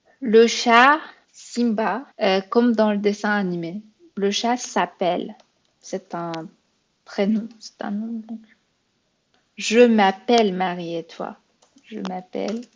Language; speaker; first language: French; non-native, fluent; Persian